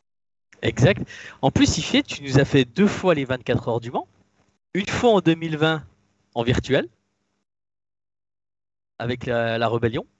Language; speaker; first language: French; native; French